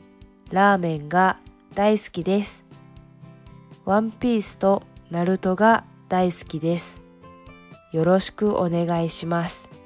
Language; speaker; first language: Japanese; non-native, learner; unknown